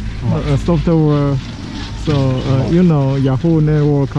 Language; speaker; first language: English; non-native, learner; Chinese